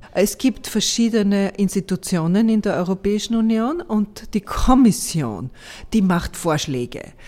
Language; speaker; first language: German; native; German